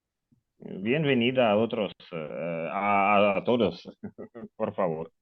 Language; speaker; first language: Spanish; non-native, learner; Russian